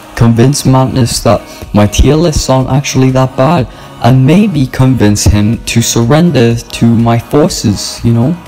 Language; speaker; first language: English; native; English